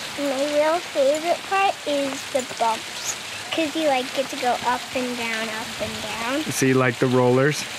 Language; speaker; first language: English; native; English